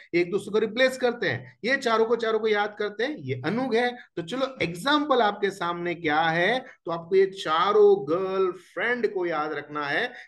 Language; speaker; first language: Hindi; non-native, local second language; Gujarati